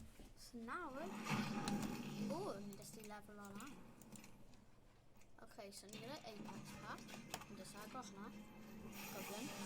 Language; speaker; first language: Welsh; non-native, learner; English